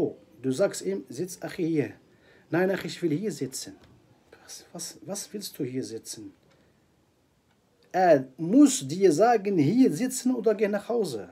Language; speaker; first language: German; non-native, fluent; Arabic